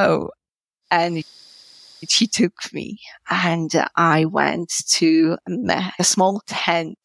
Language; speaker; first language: English; non-native, fluent; Polish